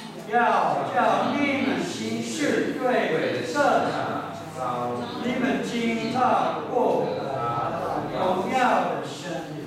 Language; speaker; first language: Chinese; non-native, learner; English